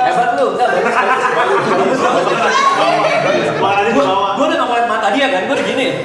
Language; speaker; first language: Indonesian; native; Indonesian